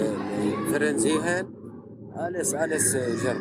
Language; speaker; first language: German; non-native, learner; Arabic